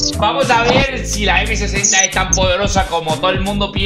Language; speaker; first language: Spanish; native; Spanish